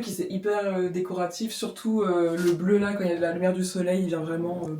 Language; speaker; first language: French; native; French